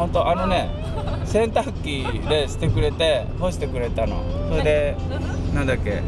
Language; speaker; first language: Japanese; native; Japanese